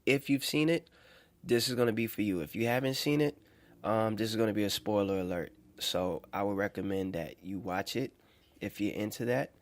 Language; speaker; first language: English; native; English